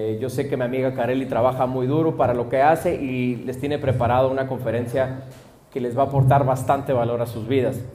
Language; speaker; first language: Spanish; early bilingual, heritage; Spanish